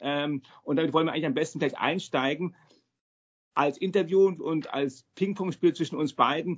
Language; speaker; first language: German; native; German